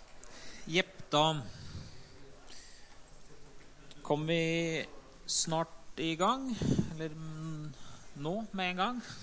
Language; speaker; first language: Norwegian; native; Norwegian